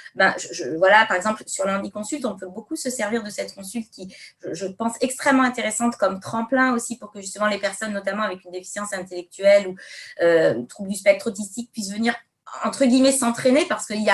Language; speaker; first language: French; native; French